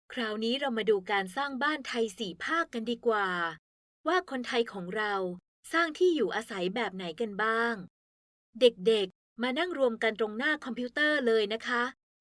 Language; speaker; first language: Thai; native; Thai